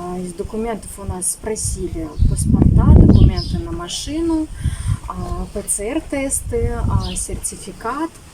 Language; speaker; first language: Russian; native; Russian